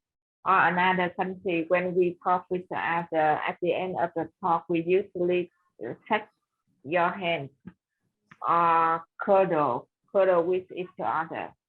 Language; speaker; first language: English; non-native, learner; Vietnamese